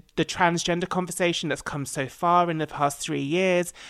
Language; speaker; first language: English; native; English